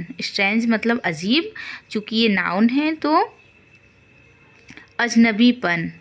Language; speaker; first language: Hindi; native; Hindi